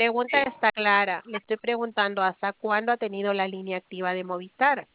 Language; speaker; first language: Spanish; native; Spanish